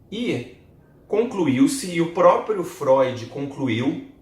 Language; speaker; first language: Portuguese; native; Portuguese